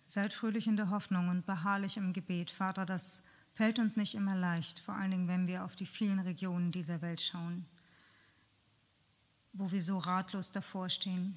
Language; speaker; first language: German; native; German